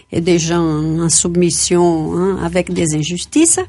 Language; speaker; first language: French; non-native, fluent; Portuguese